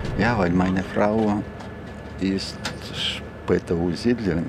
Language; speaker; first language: German; non-native, learner; Ukrainian